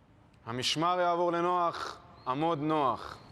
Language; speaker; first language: Hebrew; native; Hebrew